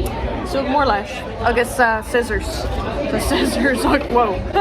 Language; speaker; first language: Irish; non-native, learner; English